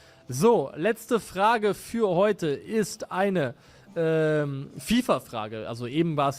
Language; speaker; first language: German; native; German